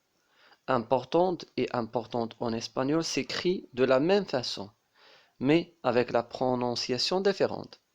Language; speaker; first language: French; non-native, local second language; Arabic